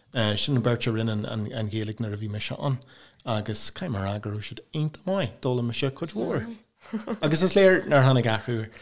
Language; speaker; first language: Irish; non-native, local second language; English